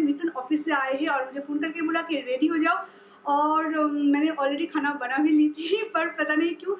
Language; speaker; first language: Hindi; non-native, local second language; Bangla